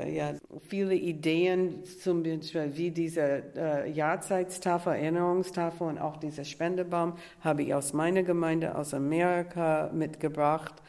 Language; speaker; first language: German; non-native, fluent; English